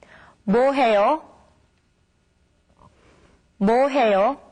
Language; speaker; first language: Korean; native; Korean